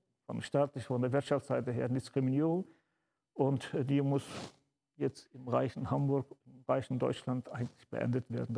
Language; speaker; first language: German; early bilingual, other home language; Turkish